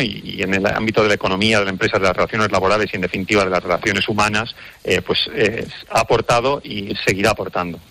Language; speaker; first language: Spanish; native; Spanish